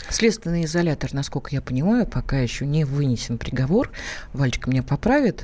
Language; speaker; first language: Russian; native; Russian